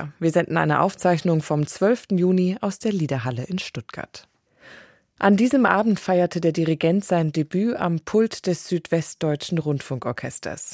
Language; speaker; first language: German; native; German